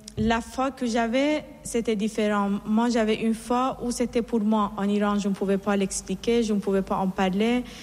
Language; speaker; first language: French; non-native, fluent; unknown